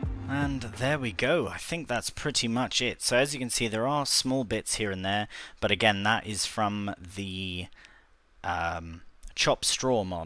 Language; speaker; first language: English; native; English